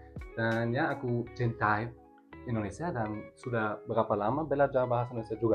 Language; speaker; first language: Indonesian; non-native, learner; German